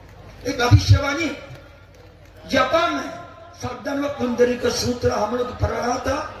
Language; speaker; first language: Hindi; non-native, learner; Japanese